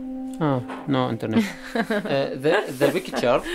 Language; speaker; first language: English; non-native, learner; Arabic